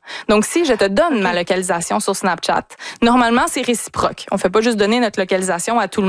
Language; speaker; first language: French; native; French